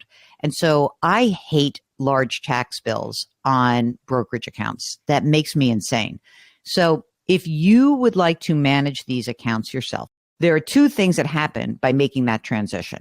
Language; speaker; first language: English; native; English